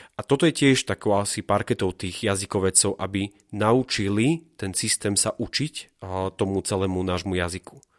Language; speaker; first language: Slovak; native; Slovak